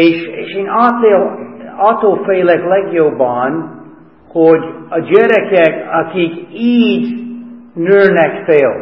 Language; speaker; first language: Hungarian; non-native, fluent; English